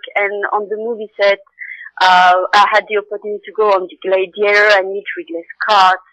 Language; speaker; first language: English; non-native, fluent; Arabic